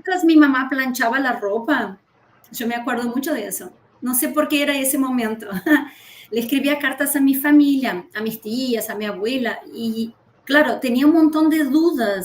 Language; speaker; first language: Spanish; early bilingual, heritage; Spanish